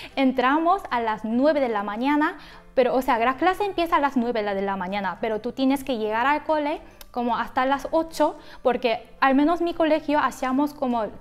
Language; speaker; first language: Spanish; non-native, fluent; Korean